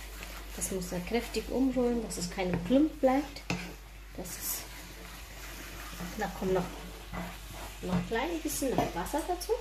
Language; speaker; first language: German; non-native, learner; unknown